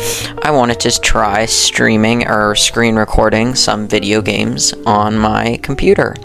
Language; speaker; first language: English; native; English